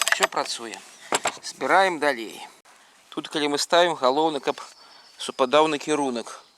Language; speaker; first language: Belarusian; native; Belarusian